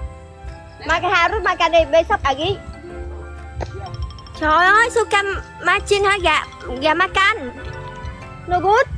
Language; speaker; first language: Indonesian; non-native, learner; Vietnamese